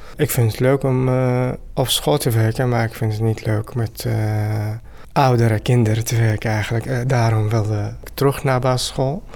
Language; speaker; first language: Dutch; non-native, learner; Arabic